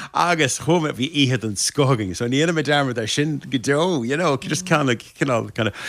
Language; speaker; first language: Irish; native; Irish